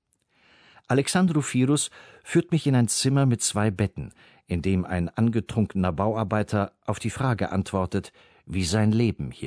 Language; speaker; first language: German; native; German